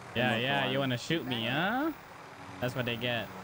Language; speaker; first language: English; native; English